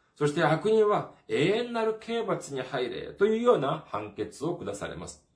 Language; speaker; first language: Japanese; non-native, fluent; Korean